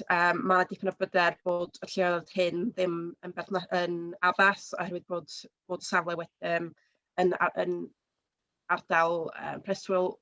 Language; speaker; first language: Welsh; native; Welsh